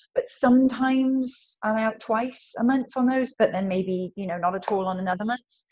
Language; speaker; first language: English; native; English